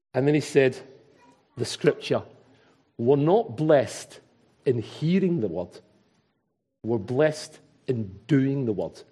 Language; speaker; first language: English; native; English